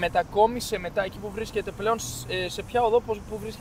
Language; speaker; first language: Greek; native; Greek